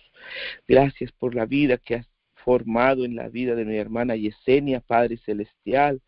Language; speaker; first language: Spanish; native; Spanish